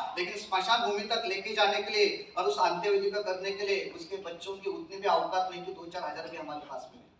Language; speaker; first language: Hindi; non-native, local second language; Marathi